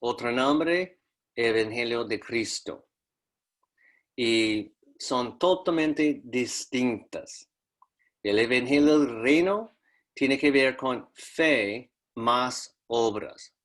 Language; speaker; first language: Spanish; non-native, fluent; English